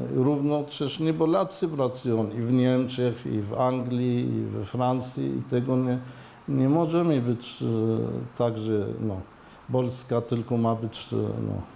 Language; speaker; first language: Polish; non-native, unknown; Arabic